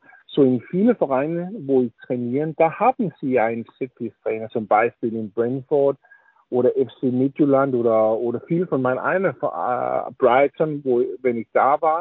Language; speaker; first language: German; non-native, learner; Danish